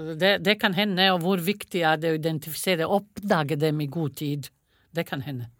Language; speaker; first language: Norwegian; non-native, fluent; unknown